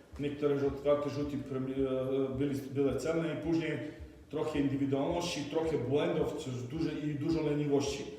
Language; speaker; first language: Polish; non-native, learner; Croatian